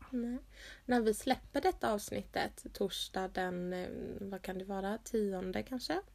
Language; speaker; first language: Swedish; native; Swedish